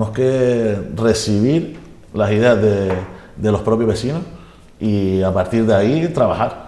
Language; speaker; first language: Spanish; native; Spanish